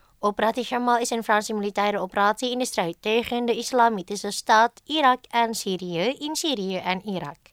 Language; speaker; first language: Dutch; non-native, fluent; Indonesian